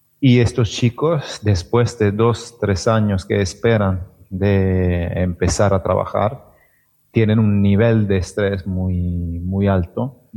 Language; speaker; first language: Spanish; non-native, fluent; Italian